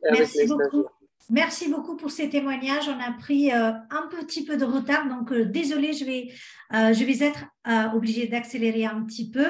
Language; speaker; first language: French; native; French